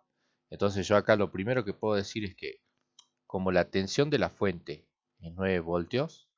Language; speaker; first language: Spanish; native; Spanish